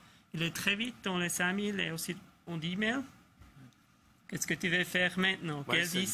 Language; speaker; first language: French; non-native, local second language; German